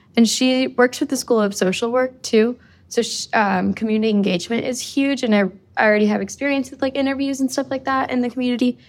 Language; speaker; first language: English; early bilingual, other home language; Spanish